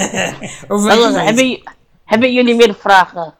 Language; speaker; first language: Dutch; non-native, learner; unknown